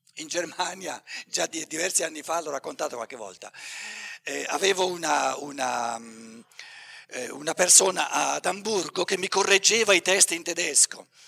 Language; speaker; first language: Italian; native; Italian